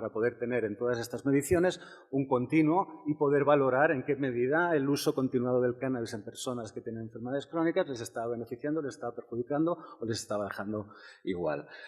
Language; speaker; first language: Spanish; native; Spanish